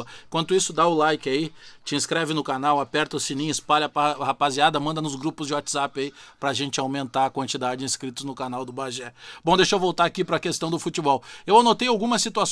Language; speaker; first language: Portuguese; native; Portuguese